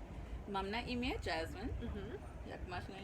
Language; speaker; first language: Polish; non-native, learner; English